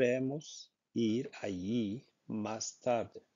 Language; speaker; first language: Spanish; non-native, learner; Icelandic